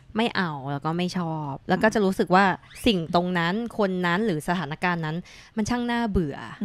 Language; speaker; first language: Thai; native; Thai